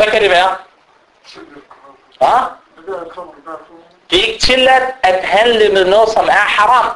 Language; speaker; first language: Danish; non-native, fluent; Arabic